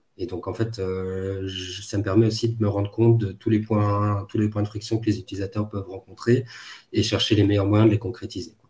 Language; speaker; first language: French; native; French